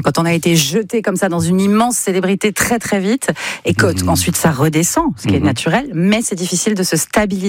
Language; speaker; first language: French; native; French